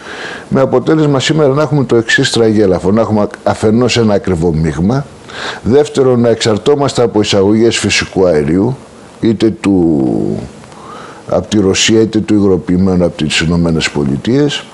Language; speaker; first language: Greek; native; Greek